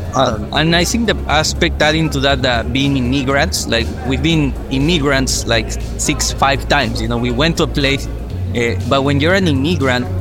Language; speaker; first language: English; non-native, fluent; Spanish